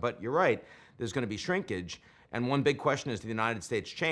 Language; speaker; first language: English; native; English